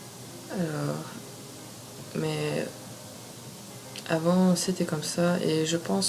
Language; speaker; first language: French; non-native, fluent; English